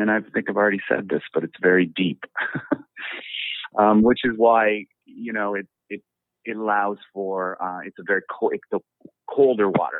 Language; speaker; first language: English; native; English